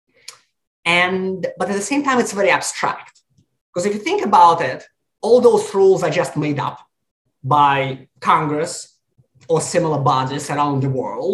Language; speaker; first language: English; non-native, fluent; Russian